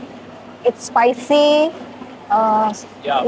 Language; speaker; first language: English; non-native, fluent; Indonesian